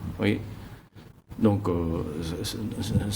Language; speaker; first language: French; non-native, fluent; Japanese